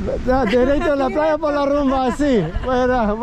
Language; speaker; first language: Spanish; non-native, learner; English